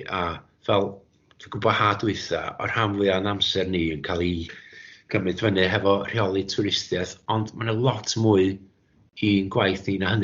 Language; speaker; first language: Welsh; native; Welsh